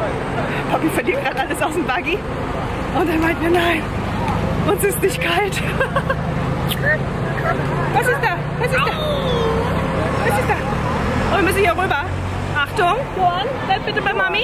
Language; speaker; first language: German; native; German